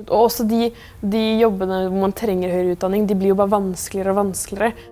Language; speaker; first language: Norwegian; native; Norwegian